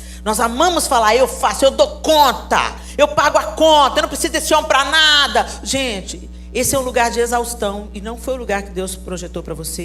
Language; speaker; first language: Portuguese; native; Portuguese